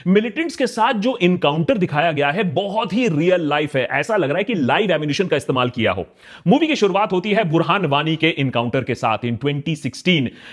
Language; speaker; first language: Hindi; native; Hindi